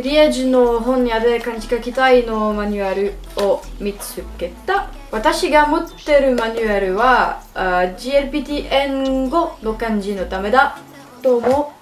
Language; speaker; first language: Japanese; non-native, learner; French